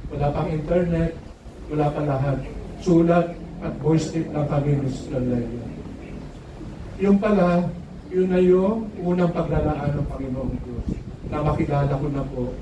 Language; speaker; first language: Filipino; native; Filipino